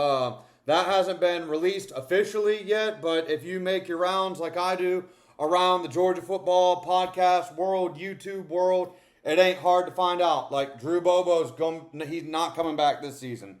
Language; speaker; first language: English; native; English